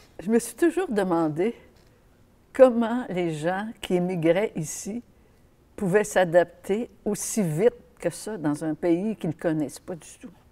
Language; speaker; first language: French; native; French